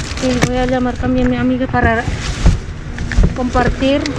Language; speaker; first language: Spanish; non-native, learner; Filipino